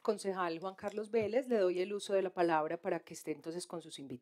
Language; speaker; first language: Spanish; native; Spanish